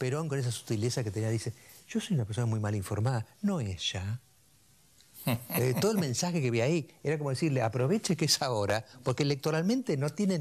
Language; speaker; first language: Spanish; native; Spanish